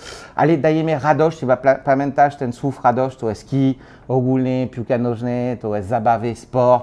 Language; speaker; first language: Polish; non-native, learner; French